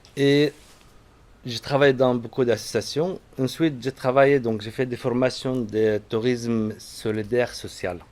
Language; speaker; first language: French; non-native, fluent; Arabic